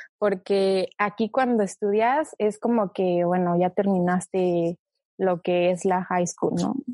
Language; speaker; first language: Spanish; early bilingual, other home language; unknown